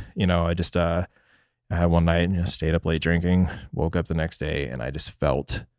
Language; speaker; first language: English; native; English